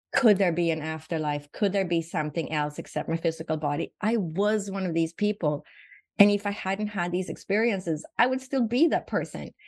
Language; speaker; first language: English; non-native, fluent; Swedish